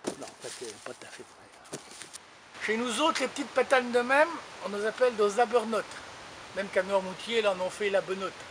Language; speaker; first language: French; native; French